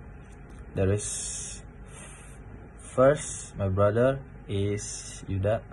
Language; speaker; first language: English; non-native, learner; Indonesian